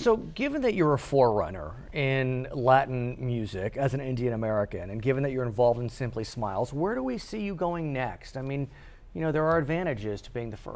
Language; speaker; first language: English; native; English